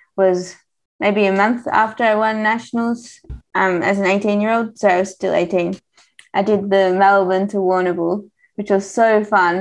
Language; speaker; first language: English; native; English